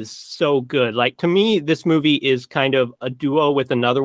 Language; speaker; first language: English; native; English